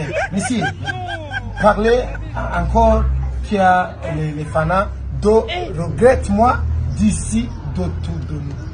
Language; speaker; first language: French; non-native, learner; Rundi